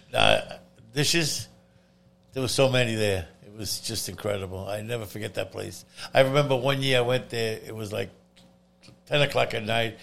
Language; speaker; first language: English; non-native, fluent; Italian